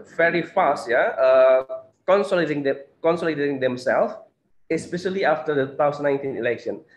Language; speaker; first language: English; non-native, fluent; Indonesian